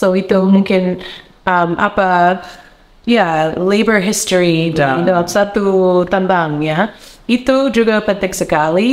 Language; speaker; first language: Indonesian; non-native, learner; English